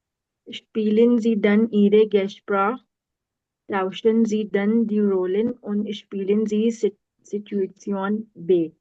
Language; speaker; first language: German; non-native, learner; Urdu